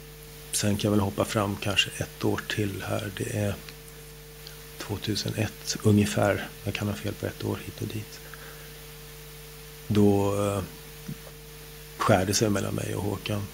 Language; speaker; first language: Swedish; native; Swedish